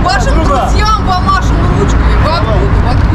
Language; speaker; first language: Russian; native; Russian